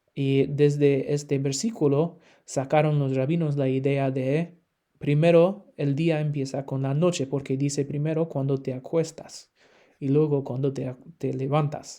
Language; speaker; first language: Spanish; non-native, fluent; English